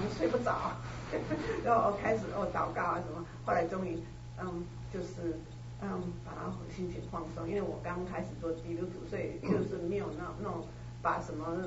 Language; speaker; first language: Chinese; native; Chinese